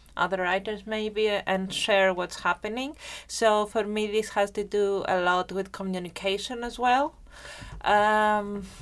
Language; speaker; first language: English; non-native, fluent; Greek